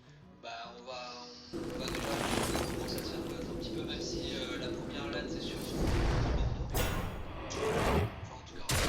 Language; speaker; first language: French; native; French